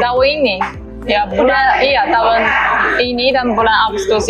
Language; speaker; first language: Indonesian; non-native, learner; Chinese